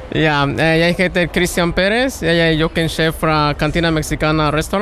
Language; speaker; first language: Norwegian; non-native, learner; Spanish